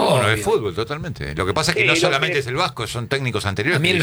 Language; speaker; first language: Spanish; native; Spanish